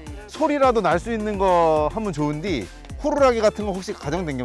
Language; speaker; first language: Korean; native; Korean